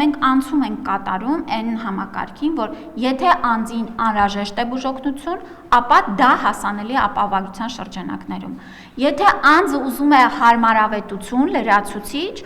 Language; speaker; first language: Armenian; native; Armenian